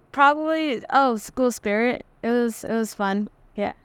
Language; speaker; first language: English; native; English